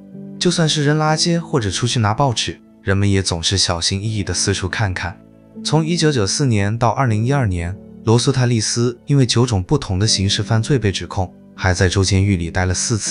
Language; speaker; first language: Chinese; native; Chinese